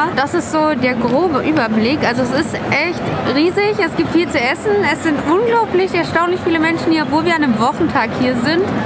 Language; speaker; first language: German; native; German